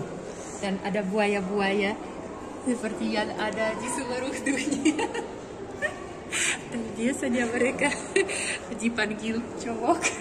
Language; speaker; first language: Indonesian; non-native, fluent; Russian